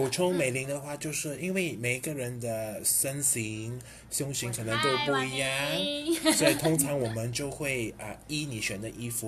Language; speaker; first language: Chinese; native; Chinese